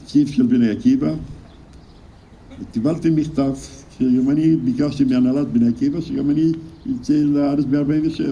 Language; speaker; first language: Hebrew; non-native, fluent; Romanian